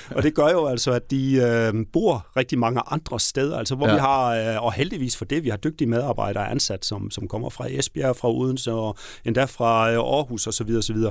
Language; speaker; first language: Danish; native; Danish